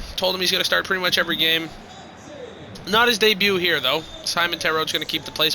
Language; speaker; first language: English; native; English